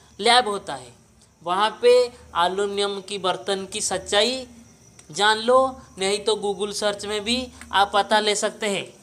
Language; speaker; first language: Hindi; non-native, local second language; Odia